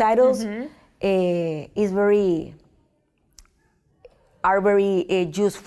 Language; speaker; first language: English; non-native, learner; Spanish